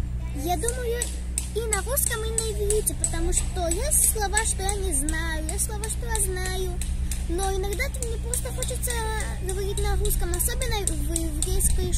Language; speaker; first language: Russian; early bilingual, heritage; Russian